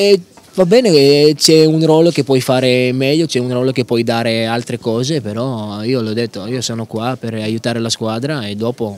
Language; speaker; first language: Italian; non-native, fluent; Greek